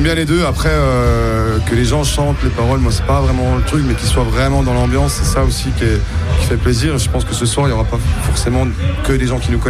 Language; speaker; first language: French; native; French